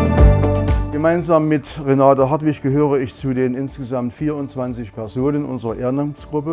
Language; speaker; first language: German; native; German